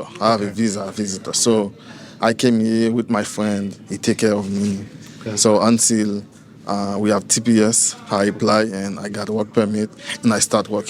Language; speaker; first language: English; non-native, learner; Haitian Creole